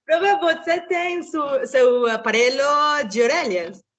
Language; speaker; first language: Portuguese; non-native, fluent; Spanish